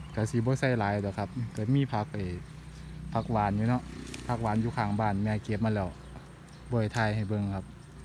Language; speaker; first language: Thai; native; Thai